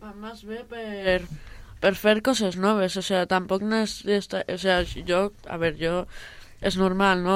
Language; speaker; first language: Catalan; non-native, local second language; Spanish